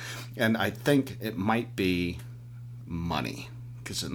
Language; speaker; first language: English; native; English